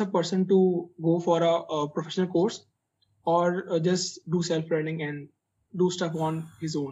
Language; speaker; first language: English; non-native, local second language; Hindi